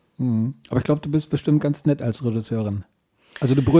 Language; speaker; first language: German; native; German